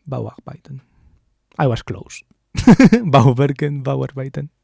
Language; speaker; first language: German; non-native, learner; Spanish